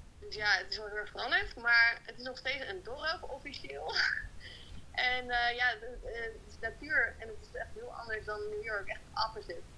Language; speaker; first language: Dutch; native; Dutch